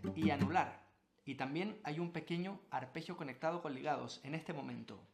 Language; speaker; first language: Spanish; native; Spanish